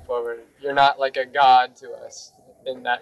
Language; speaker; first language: English; native; English